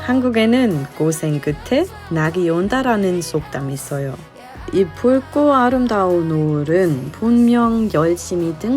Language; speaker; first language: Korean; non-native, learner; German